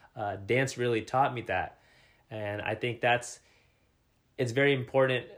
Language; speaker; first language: English; native; English